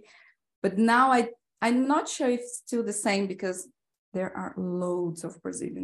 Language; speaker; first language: English; non-native, fluent; Portuguese